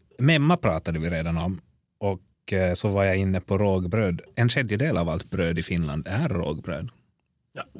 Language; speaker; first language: Swedish; native; Swedish